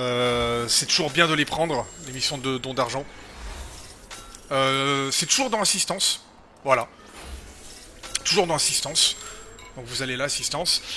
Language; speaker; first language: French; native; French